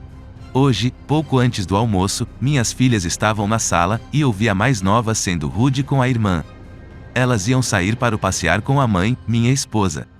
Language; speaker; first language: Portuguese; native; Portuguese